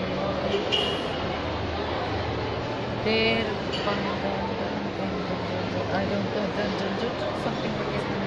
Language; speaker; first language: English; non-native, learner; Turkish